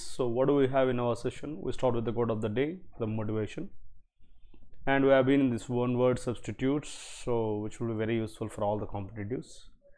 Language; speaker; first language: English; non-native, local second language; Telugu